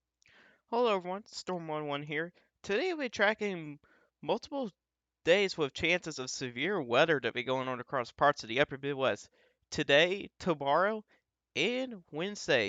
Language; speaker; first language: English; native; English